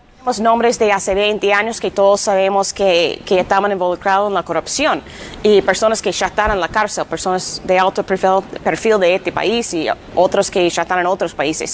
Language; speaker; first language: Spanish; non-native, fluent; English